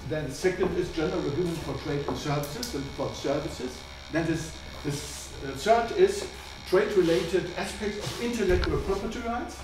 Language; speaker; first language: English; non-native, fluent; German